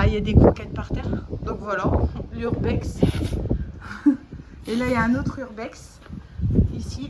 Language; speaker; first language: French; native; French